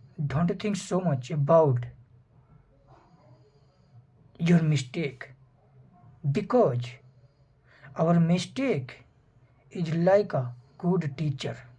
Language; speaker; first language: English; non-native, fluent; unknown